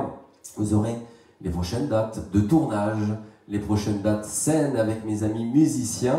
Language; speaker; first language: French; native; French